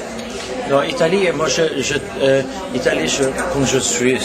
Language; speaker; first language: French; non-native, learner; Norwegian